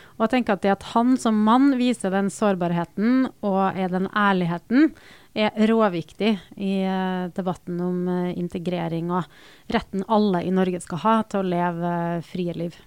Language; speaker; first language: Norwegian; native; Norwegian